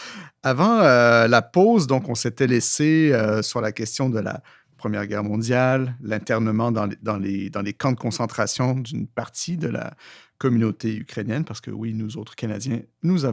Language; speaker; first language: French; native; French